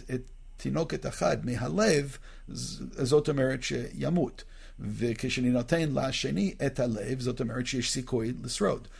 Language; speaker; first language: Hebrew; non-native, fluent; English